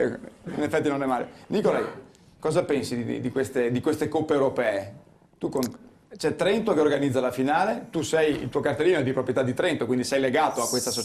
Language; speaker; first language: Italian; native; Italian